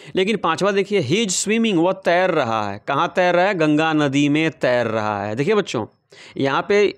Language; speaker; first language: Hindi; native; Hindi